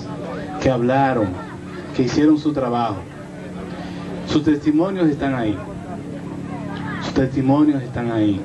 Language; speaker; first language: Spanish; native; Spanish